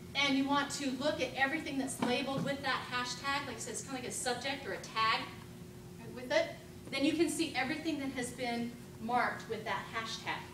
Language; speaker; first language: English; native; English